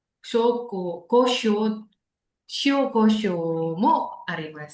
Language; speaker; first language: Japanese; non-native, learner; Indonesian